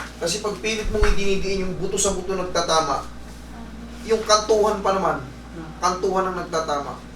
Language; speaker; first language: Filipino; native; Filipino